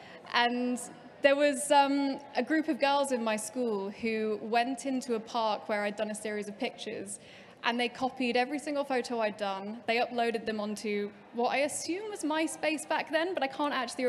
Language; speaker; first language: English; native; English